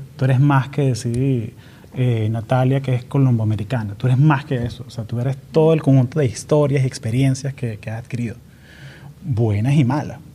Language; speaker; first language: Spanish; native; Spanish